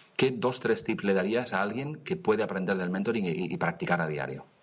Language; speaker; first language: Spanish; non-native, local second language; Catalan